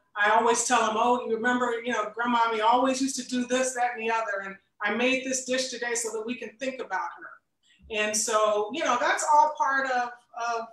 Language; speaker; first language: English; native; English